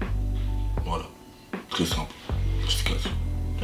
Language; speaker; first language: French; native; French